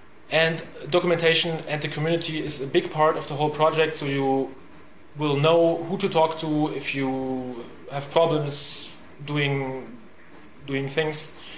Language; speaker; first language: English; non-native, fluent; German